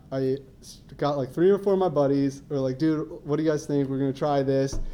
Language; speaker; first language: English; native; English